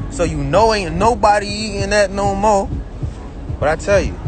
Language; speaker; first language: English; native; English